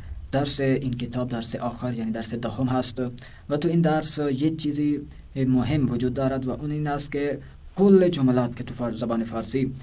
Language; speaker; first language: Persian; non-native, fluent; Urdu